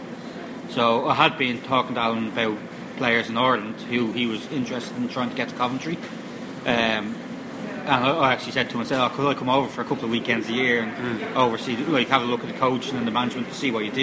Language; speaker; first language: English; native; English